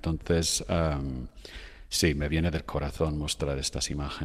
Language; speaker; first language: Spanish; non-native, fluent; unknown